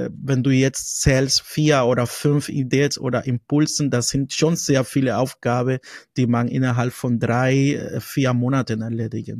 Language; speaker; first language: German; non-native, fluent; Spanish